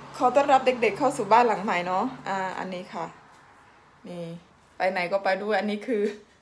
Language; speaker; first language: Thai; native; Thai